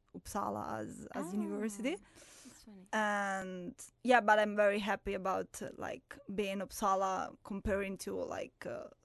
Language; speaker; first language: English; non-native, fluent; Italian